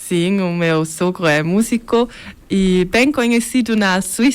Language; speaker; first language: Portuguese; early bilingual, heritage; Portuguese